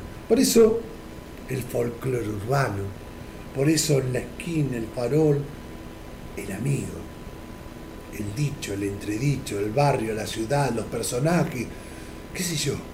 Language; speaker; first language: Spanish; native; Spanish